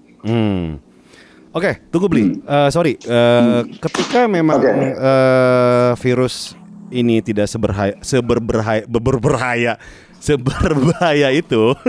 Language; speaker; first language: Indonesian; native; Indonesian